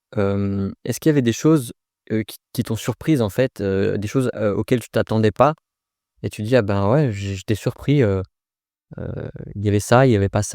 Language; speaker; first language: French; native; French